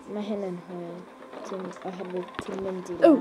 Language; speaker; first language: Welsh; native; Welsh